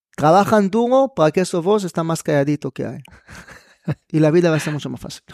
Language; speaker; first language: Spanish; non-native, fluent; Hebrew